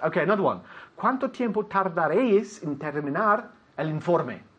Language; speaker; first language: Spanish; non-native, fluent; English